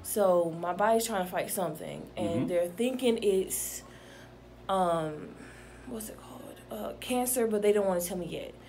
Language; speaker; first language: English; native; English